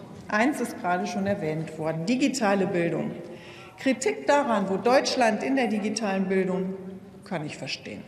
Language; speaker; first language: German; native; German